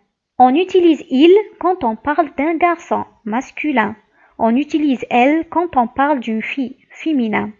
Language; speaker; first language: French; non-native, local second language; Arabic